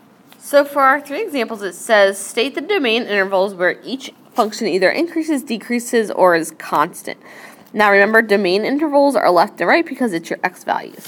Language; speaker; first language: English; native; English